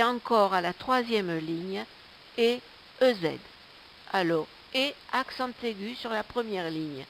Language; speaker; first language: French; native; French